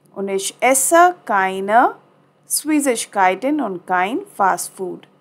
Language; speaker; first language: German; non-native, fluent; Hindi